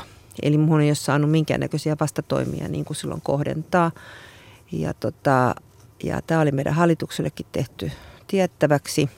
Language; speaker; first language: Finnish; native; Finnish